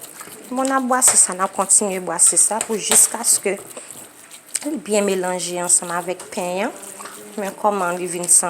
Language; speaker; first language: French; non-native, local second language; Haitian Creole